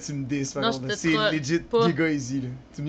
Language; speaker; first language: French; native; French